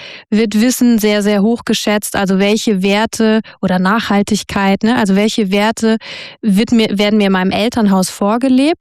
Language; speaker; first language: German; native; German